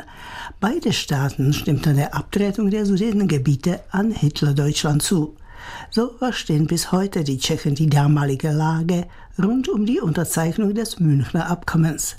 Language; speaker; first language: German; native; German